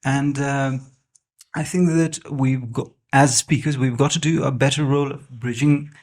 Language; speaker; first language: English; non-native, local second language; Nepali